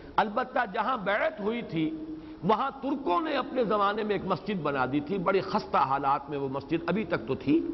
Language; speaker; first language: Urdu; native; Urdu